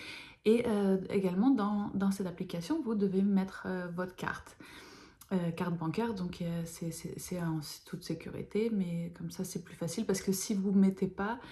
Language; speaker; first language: French; non-native, fluent; Lithuanian